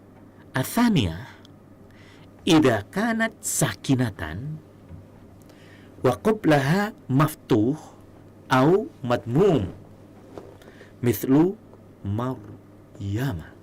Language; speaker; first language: Arabic; non-native, fluent; Indonesian